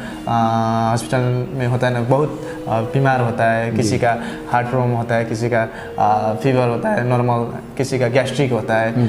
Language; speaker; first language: Hindi; non-native, learner; Nepali